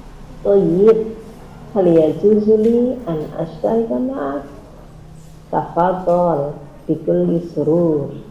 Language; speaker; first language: Arabic; non-native, learner; Indonesian